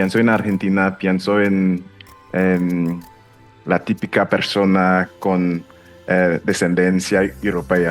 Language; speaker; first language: Spanish; non-native, fluent; English